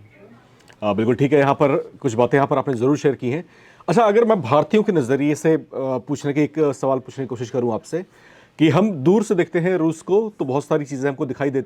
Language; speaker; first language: Hindi; native; Hindi